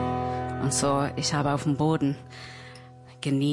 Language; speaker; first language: German; non-native, learner; English